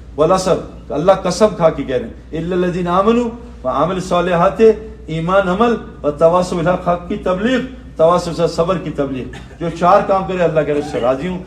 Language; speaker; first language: Urdu; native; Urdu